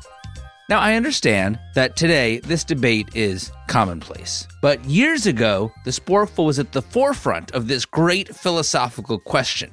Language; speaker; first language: English; native; English